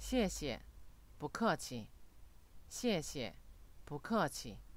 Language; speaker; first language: Chinese; non-native, fluent; Korean